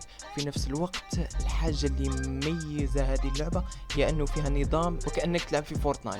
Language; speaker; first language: Arabic; native; Arabic